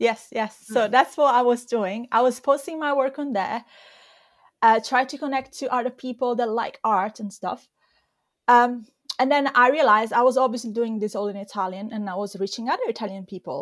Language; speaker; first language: English; non-native, fluent; Italian